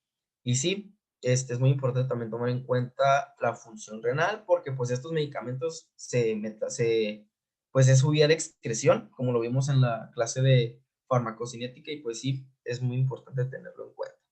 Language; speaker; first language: Spanish; native; Spanish